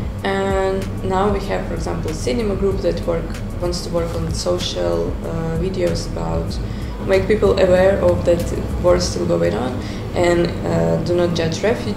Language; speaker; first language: English; non-native, fluent; Latvian